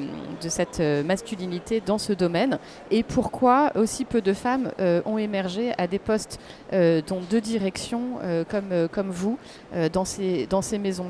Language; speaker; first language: French; native; French